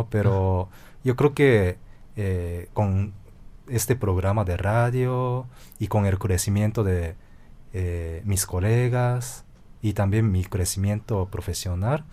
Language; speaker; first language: Spanish; non-native, fluent; Japanese